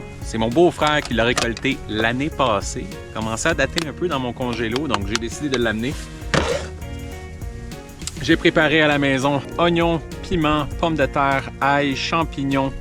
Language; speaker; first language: French; native; French